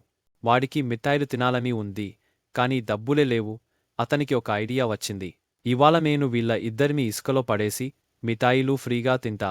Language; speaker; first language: Telugu; native; Telugu